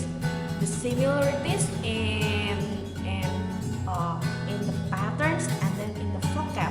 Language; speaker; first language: English; non-native, learner; Indonesian